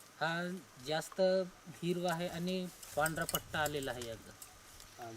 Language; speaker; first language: Marathi; non-native, local second language; Gondi